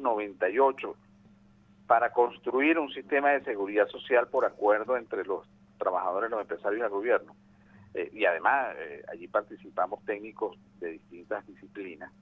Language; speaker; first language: Spanish; native; Spanish